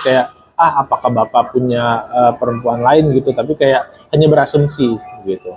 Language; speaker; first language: Indonesian; native; Indonesian